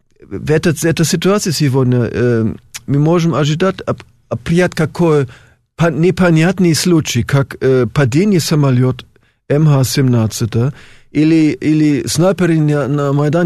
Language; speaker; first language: Russian; non-native, fluent; German